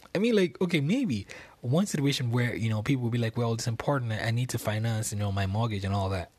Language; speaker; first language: English; non-native, local second language; Yoruba